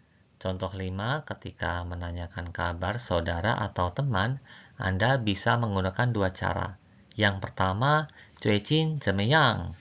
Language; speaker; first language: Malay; non-native, fluent; Chinese